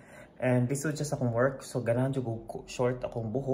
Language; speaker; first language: Cebuano; non-native, local second language; Filipino